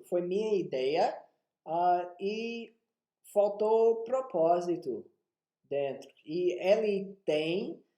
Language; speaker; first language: Portuguese; non-native, fluent; English